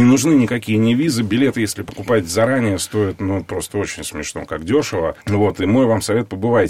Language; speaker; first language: Russian; native; Russian